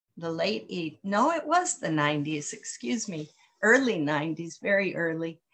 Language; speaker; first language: English; native; English